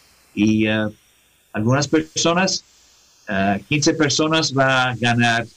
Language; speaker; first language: Spanish; non-native, learner; English